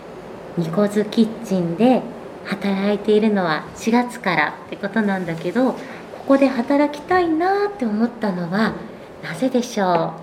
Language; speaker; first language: Japanese; native; Japanese